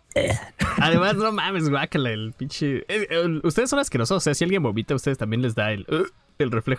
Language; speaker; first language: Spanish; native; Spanish